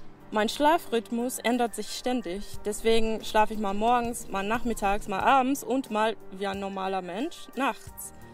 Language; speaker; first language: German; non-native, fluent; English